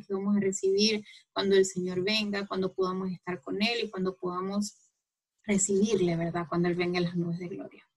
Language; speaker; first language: Spanish; native; Spanish